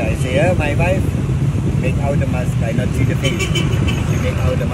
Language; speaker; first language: English; non-native, learner; German